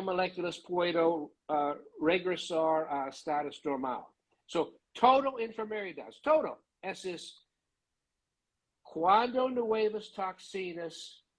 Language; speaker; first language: Spanish; non-native, learner; English